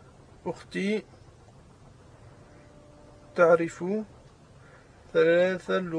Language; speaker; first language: Arabic; non-native, learner; French